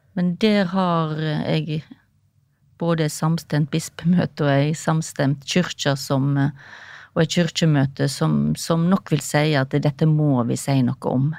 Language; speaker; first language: Norwegian; native; Norwegian